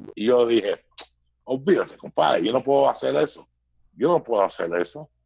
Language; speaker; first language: Spanish; early bilingual, heritage; Spanish